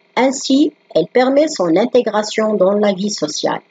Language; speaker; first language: French; non-native, local second language; Arabic